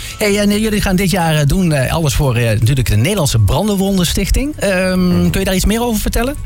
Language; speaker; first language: Dutch; native; Dutch